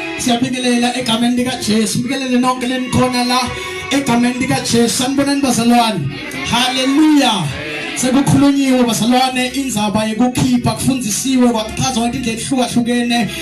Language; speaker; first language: Zulu; non-native, local second language; Swati